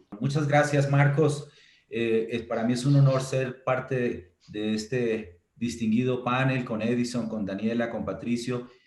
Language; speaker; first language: Spanish; native; Spanish